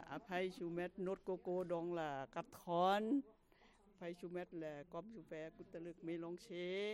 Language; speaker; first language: French; non-native, learner; Thai